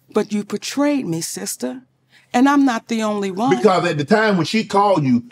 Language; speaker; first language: English; native; English